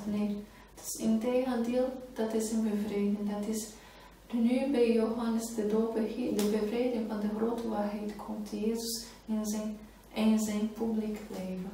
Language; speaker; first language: Dutch; non-native, fluent; Portuguese